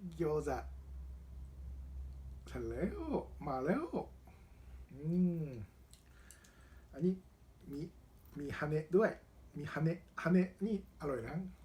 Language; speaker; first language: Thai; non-native, learner; Japanese